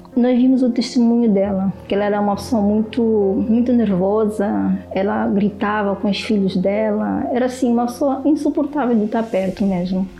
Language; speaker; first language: Portuguese; native; Portuguese